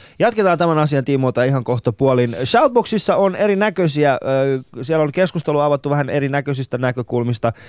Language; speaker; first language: Finnish; non-native, fluent; Persian